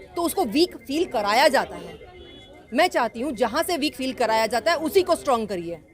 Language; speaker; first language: Hindi; non-native, local second language; Kannada